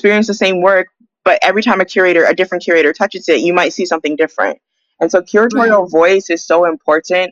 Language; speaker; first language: English; native; English